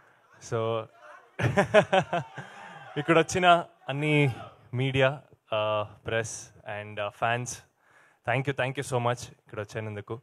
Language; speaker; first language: Telugu; non-native, learner; Kannada